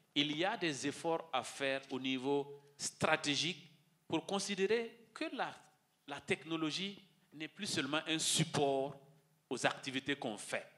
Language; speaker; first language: French; non-native, local second language; Mossi